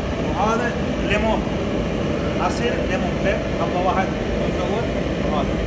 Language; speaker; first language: Arabic; non-native, learner; Urdu